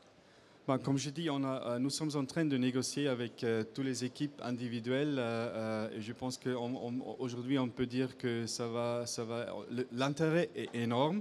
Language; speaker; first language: French; non-native, fluent; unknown